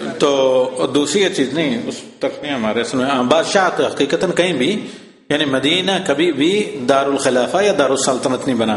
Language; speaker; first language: Urdu; native; Urdu